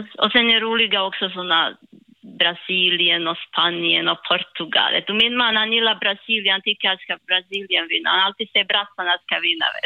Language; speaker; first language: Swedish; non-native, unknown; Bosnian